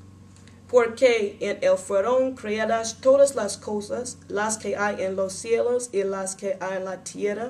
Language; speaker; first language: Spanish; non-native, learner; English